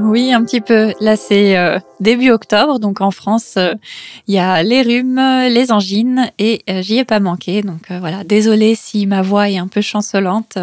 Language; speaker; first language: French; native; French